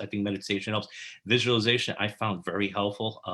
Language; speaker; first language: English; native; English